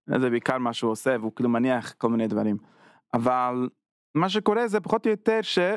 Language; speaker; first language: Hebrew; non-native, fluent; English